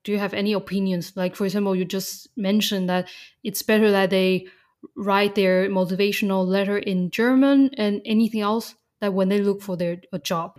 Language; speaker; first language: English; non-native, fluent; Chinese